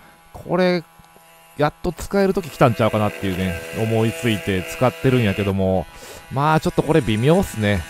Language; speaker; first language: Japanese; native; Japanese